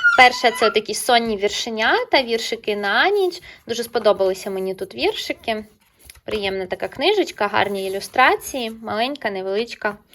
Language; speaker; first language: Ukrainian; native; Ukrainian